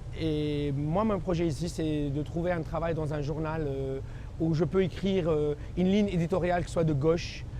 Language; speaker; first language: French; non-native, local second language; Kabyle